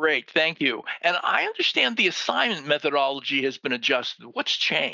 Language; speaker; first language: English; native; English